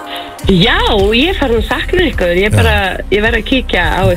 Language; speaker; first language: Icelandic; non-native, learner; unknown